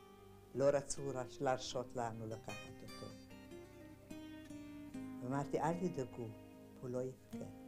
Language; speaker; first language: Hebrew; non-native, fluent; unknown